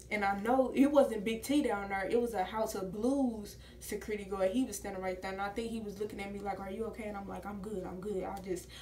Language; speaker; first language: English; native; English